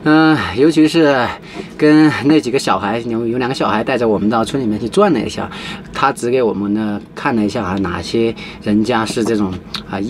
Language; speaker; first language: Chinese; native; Chinese